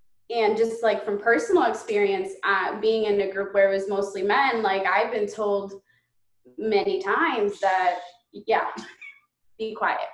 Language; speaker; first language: English; early bilingual, other home language; Spanish